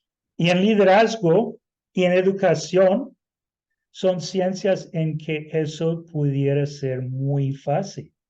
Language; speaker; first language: Spanish; non-native, fluent; English